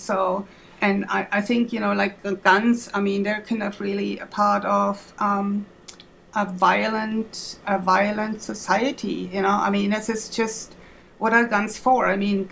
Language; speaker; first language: English; non-native, fluent; German